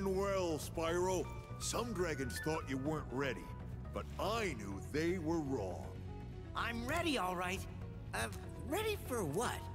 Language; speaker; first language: English; native; English